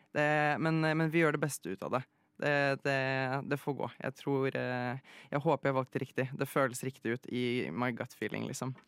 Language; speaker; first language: Norwegian; early bilingual, other home language; Polish